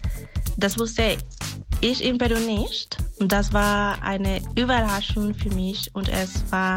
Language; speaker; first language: German; non-native, fluent; Spanish